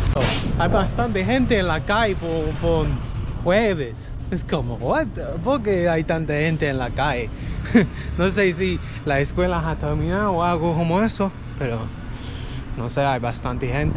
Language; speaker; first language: Spanish; non-native, learner; English